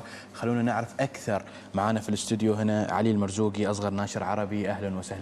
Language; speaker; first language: Arabic; native; Arabic